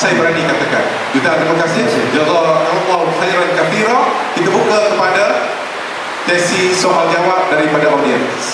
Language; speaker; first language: Malay; native; Malay